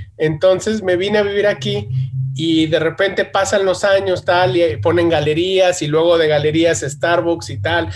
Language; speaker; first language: Spanish; native; Spanish